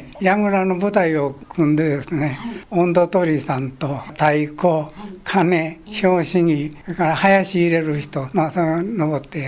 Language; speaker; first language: Japanese; native; Japanese